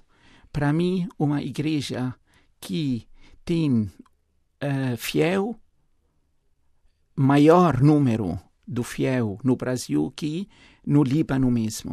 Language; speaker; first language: Portuguese; non-native, fluent; Arabic